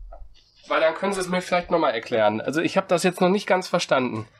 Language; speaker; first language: German; native; German